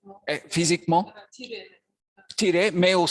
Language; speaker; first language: French; non-native, learner; Maltese